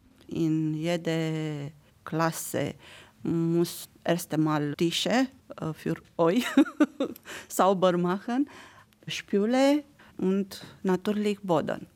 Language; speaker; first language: German; non-native, learner; Romanian